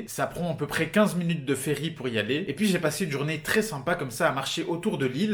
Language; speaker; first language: French; native; French